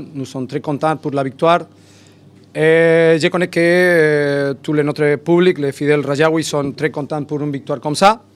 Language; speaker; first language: French; non-native, learner; Spanish